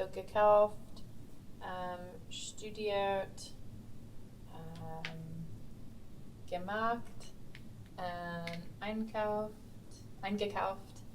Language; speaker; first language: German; non-native, learner; English